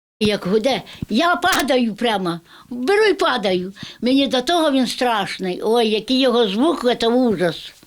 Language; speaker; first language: Ukrainian; native; Ukrainian